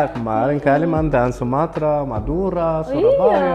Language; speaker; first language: Indonesian; non-native, learner; Arabic